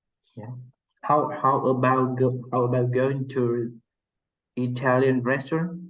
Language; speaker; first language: English; non-native, learner; Vietnamese